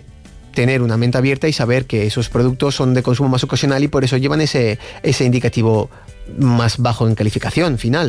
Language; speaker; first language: Spanish; native; Spanish